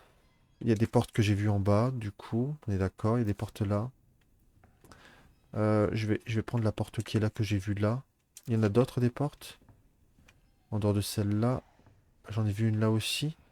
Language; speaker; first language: French; native; French